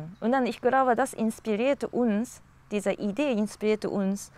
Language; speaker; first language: German; non-native, learner; English